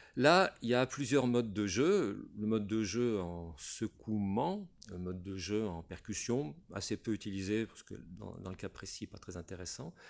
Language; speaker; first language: French; native; French